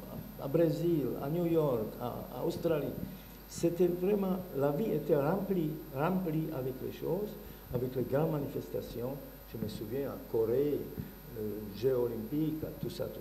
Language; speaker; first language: French; non-native, learner; Bulgarian